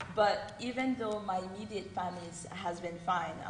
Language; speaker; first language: English; early bilingual, other home language; Haitian Creole